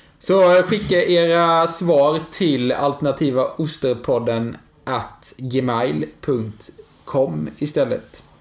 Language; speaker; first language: Swedish; native; Swedish